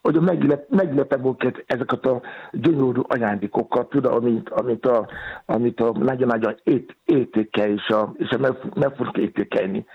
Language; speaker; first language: Hungarian; non-native, learner; Yoruba